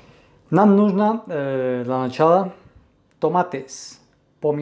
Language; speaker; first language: Russian; non-native, fluent; Spanish